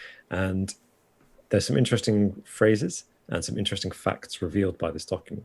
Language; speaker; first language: English; native; English